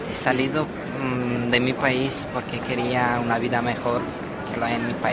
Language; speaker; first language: Spanish; non-native, fluent; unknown